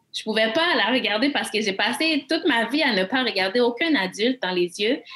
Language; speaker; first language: French; early bilingual, other home language; Haitian Creole